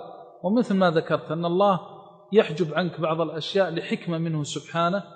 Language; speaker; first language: Arabic; native; Arabic